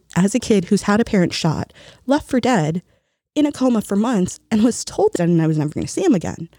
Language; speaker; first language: English; early bilingual, other home language; Spanish